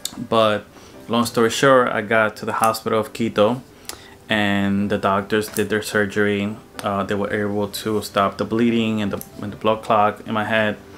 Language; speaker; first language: English; early bilingual, other home language; Spanish